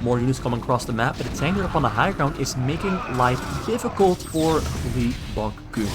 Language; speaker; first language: English; native; English